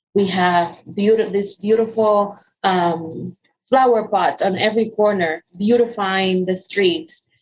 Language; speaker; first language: English; non-native, fluent; Spanish